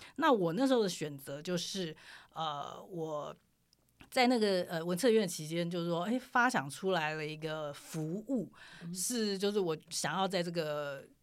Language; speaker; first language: Chinese; native; Chinese